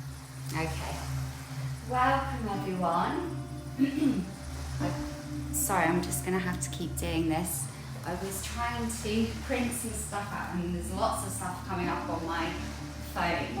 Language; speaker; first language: English; native; English